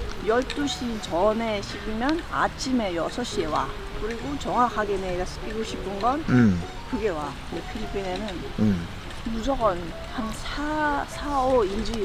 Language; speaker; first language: Korean; non-native, fluent; Filipino